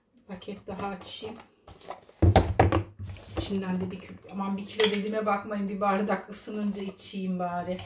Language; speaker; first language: Turkish; native; Turkish